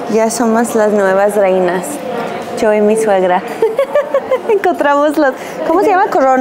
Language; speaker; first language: Spanish; non-native, fluent; English